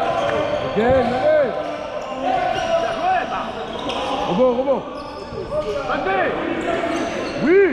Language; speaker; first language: French; native; French